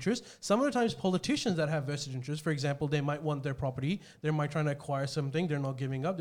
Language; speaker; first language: English; non-native, local second language; Urdu